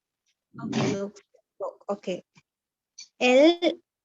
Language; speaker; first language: French; non-native, learner; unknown